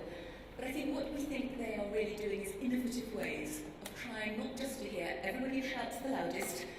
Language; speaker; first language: English; native; English